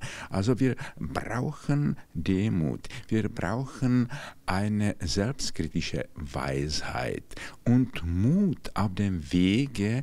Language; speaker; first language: German; non-native, fluent; Czech